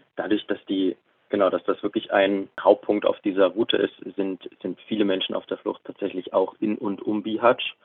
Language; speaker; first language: German; native; German